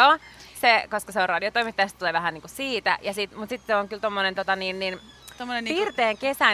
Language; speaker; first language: Finnish; native; Finnish